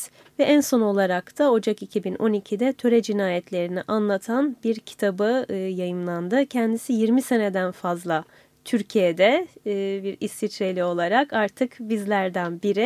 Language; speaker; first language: Turkish; native; Turkish